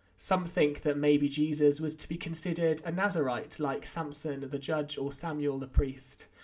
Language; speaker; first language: English; native; English